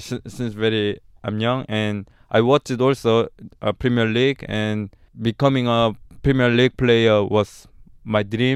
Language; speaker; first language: English; non-native, learner; Korean